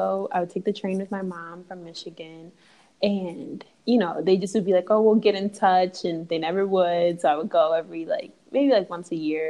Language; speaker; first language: English; native; English